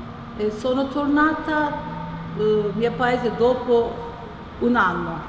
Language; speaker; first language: Italian; non-native, learner; Turkish